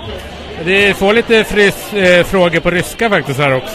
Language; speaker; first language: Swedish; native; Swedish